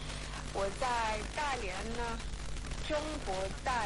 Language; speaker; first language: Chinese; non-native, learner; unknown